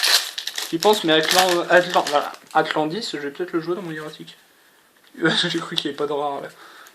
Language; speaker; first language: French; native; French